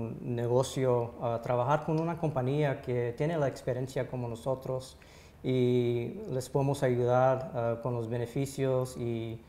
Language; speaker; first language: Spanish; early bilingual, heritage; Spanish